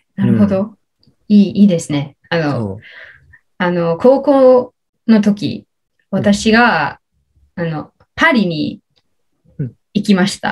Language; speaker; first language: Japanese; non-native, learner; English